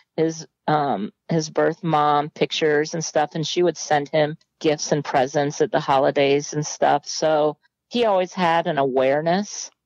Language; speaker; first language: English; native; English